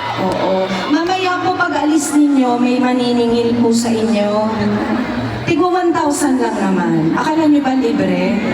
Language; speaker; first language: Filipino; native; Filipino